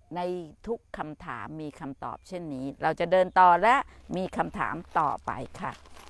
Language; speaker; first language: Thai; native; Thai